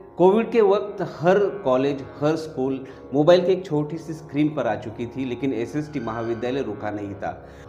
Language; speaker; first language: Hindi; non-native, local second language; Marathi